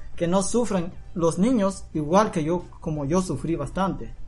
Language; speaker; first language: Spanish; non-native, local second language; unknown